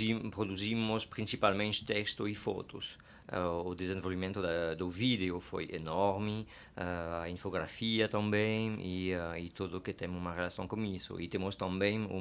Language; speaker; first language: Portuguese; non-native, fluent; French